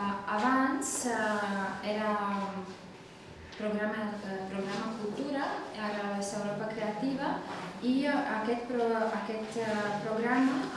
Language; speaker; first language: Catalan; non-native, fluent; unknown